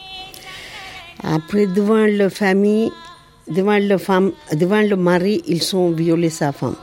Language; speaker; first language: French; non-native, learner; Tamil